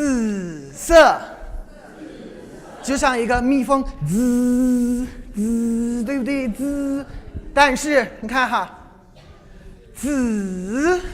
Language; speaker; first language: Chinese; non-native, fluent; English